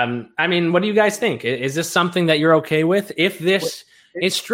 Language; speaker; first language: English; native; English